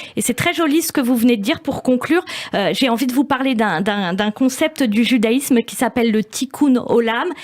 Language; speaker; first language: French; native; French